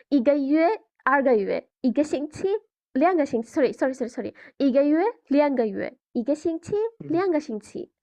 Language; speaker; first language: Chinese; non-native, fluent; Bangla